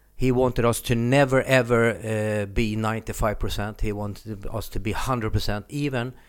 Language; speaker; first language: English; non-native, fluent; Swedish